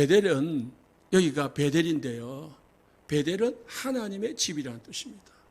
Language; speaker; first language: Korean; native; Korean